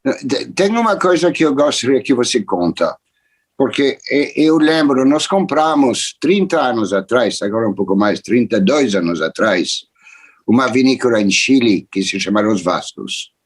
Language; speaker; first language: Portuguese; non-native, fluent; French